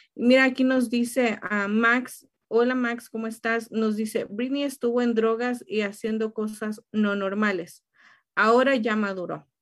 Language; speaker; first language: Spanish; native; Spanish